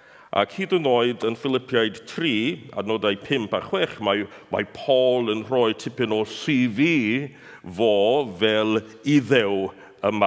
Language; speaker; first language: Welsh; non-native, fluent; English